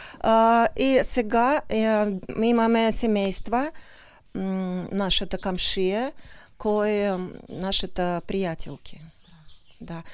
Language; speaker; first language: Bulgarian; non-native, learner; Russian